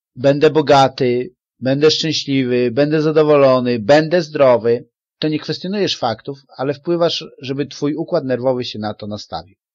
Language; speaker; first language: Polish; native; Polish